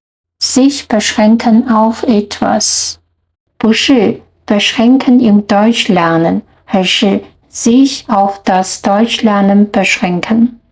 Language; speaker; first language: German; non-native, fluent; Chinese